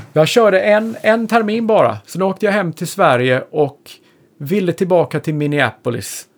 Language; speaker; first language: Swedish; native; Swedish